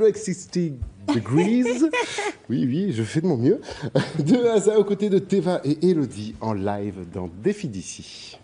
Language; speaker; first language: French; native; French